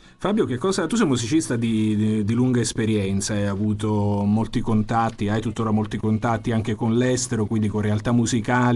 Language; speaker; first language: Italian; native; Italian